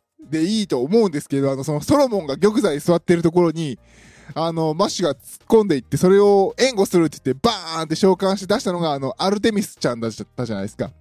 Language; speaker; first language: Japanese; native; Japanese